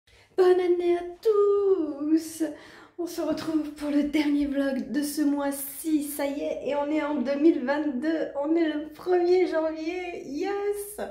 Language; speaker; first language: French; native; French